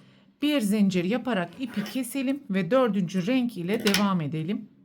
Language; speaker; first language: Turkish; native; Turkish